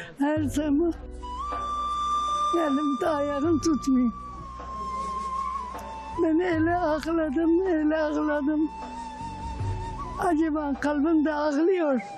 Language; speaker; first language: Turkish; non-native, learner; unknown